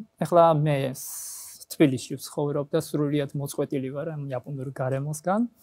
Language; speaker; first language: Georgian; non-native, fluent; Japanese